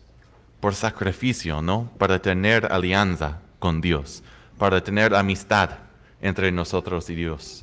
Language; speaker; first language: Spanish; non-native, fluent; English